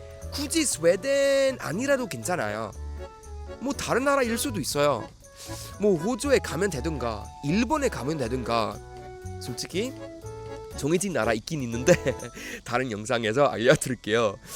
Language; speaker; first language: Korean; non-native, fluent; Swedish